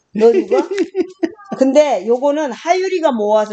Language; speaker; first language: Korean; native; Korean